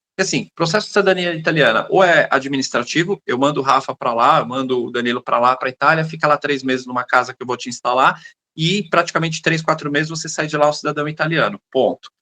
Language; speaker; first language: Portuguese; native; Portuguese